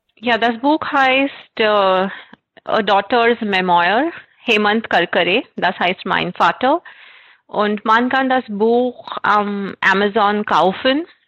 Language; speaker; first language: German; non-native, fluent; Marathi